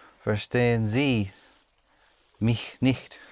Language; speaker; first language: German; non-native, learner; English